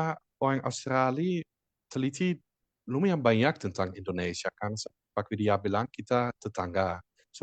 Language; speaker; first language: Indonesian; non-native, fluent; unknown